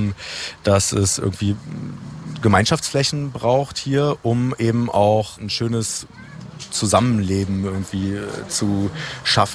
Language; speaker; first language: German; native; German